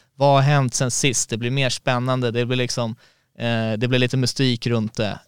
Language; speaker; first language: Swedish; native; Swedish